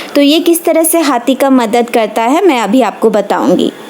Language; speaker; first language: Hindi; non-native, local second language; Bangla